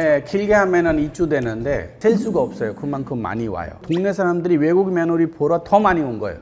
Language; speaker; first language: Korean; non-native, fluent; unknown